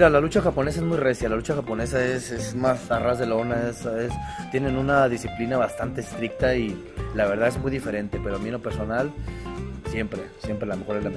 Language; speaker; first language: Spanish; native; Spanish